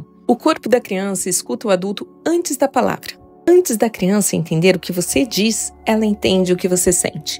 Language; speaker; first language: Portuguese; native; Portuguese